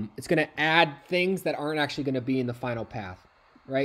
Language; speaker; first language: English; native; English